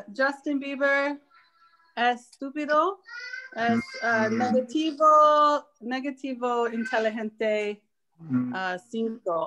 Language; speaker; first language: Spanish; non-native, learner; English